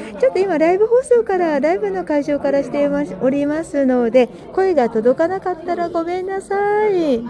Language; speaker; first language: Japanese; native; Japanese